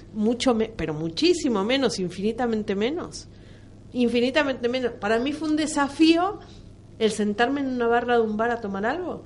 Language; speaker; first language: Spanish; native; Spanish